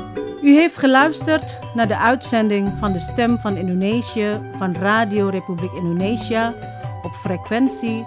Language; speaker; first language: Dutch; non-native, fluent; Indonesian